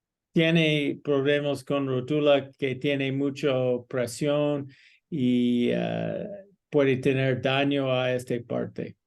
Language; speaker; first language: Spanish; non-native, learner; English